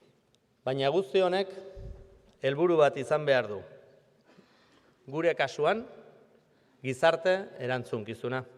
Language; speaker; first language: Basque; native; Basque